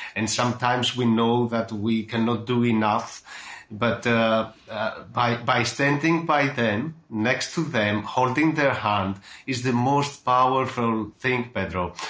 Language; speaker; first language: English; non-native, fluent; Greek